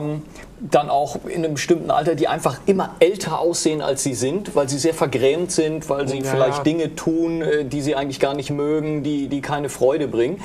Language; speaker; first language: German; native; German